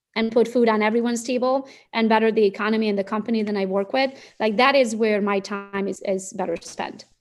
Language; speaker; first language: English; non-native, fluent; Romanian